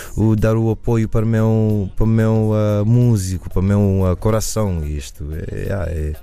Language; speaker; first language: Portuguese; early bilingual, other home language; English